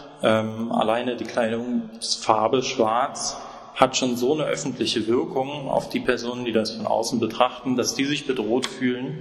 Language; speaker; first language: German; native; German